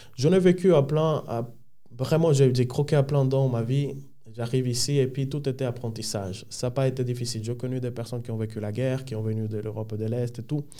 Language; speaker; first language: French; non-native, fluent; Spanish